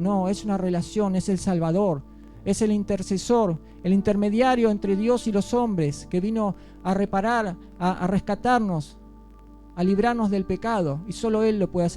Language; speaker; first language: Spanish; native; Spanish